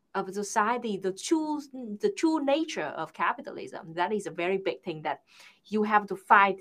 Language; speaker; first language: English; non-native, fluent; Vietnamese